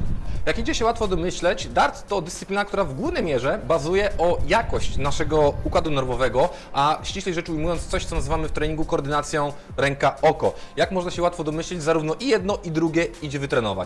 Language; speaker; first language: Polish; native; Polish